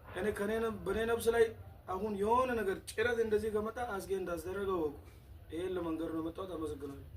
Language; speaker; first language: Amharic; non-native, local second language; Wolaytta